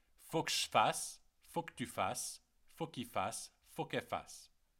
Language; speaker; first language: French; native; French